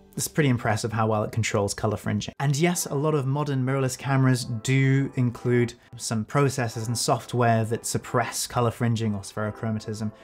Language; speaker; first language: English; native; English